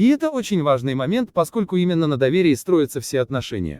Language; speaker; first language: Russian; native; Russian